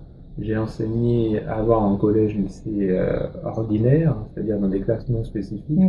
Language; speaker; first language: French; native; French